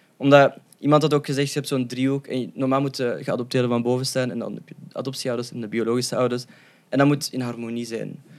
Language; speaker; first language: Dutch; early bilingual, other home language; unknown